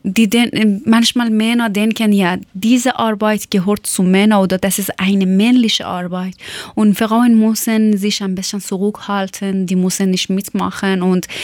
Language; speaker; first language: German; non-native, learner; Persian